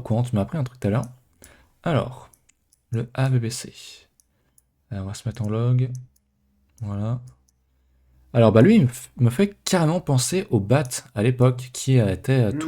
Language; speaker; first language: French; native; French